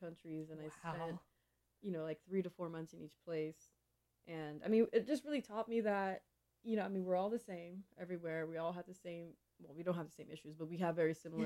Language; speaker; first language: English; non-native, local second language; Igbo